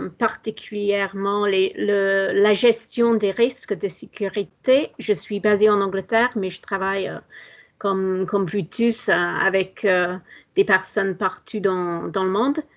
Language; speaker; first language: French; non-native, fluent; English